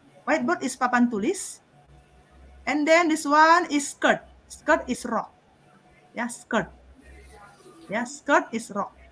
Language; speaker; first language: English; non-native, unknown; Indonesian